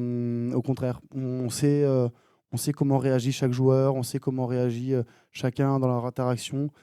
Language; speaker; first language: French; native; French